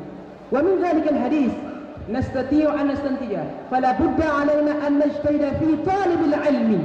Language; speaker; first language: Arabic; non-native, learner; Achinese